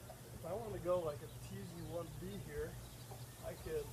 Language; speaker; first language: English; native; English